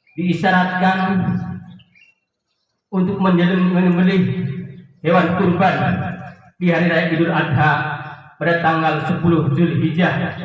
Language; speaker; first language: Indonesian; native; Indonesian